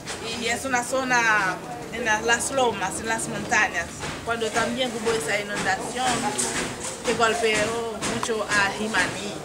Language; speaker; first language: Spanish; non-native, fluent; Haitian Creole